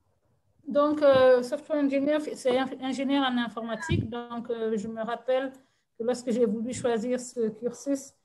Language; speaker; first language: French; non-native, local second language; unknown